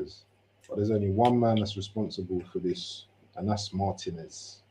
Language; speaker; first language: English; native; English